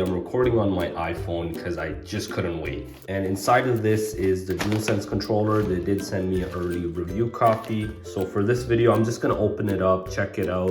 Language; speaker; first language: English; native; English